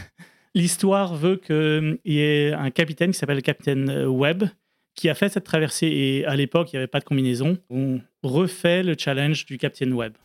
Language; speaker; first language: French; native; French